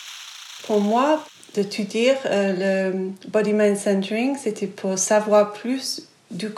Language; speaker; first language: French; non-native, fluent; English